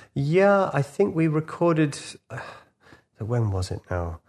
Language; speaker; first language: English; native; English